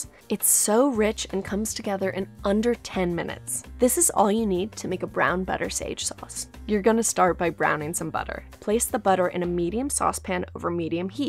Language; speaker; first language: English; native; English